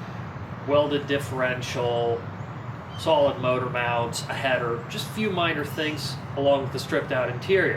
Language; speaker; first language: English; native; English